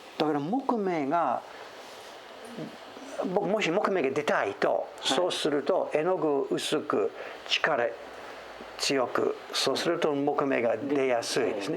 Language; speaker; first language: Japanese; non-native, fluent; English